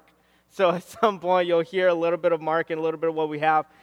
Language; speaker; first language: English; native; English